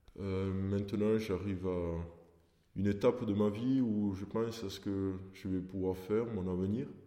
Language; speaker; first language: French; early bilingual, other home language; Portuguese